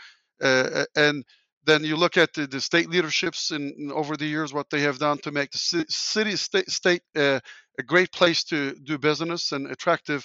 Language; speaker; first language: English; non-native, fluent; Turkish